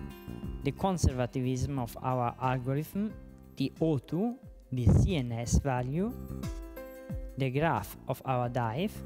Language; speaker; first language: English; non-native, fluent; Italian